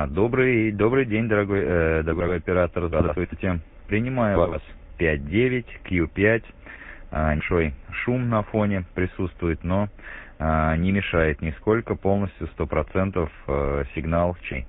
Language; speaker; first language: Russian; native; Russian